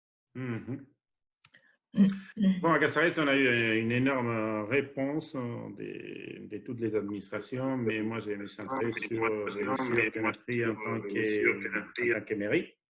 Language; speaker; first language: French; non-native, fluent; Spanish